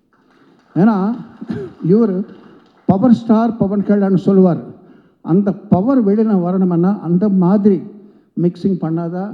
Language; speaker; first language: Tamil; non-native, local second language; Telugu